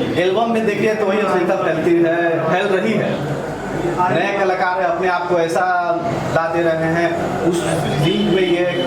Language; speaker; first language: Hindi; native; Hindi